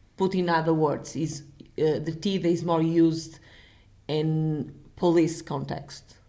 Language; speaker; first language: English; non-native, fluent; Portuguese